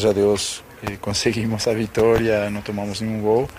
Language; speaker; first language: Portuguese; non-native, fluent; Spanish